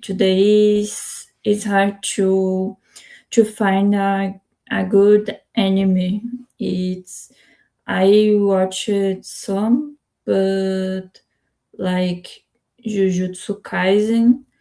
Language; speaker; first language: English; non-native, learner; Spanish